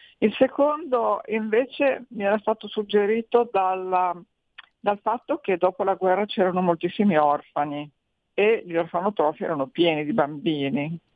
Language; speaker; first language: Italian; native; Italian